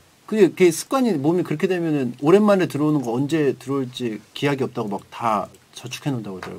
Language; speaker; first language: Korean; native; Korean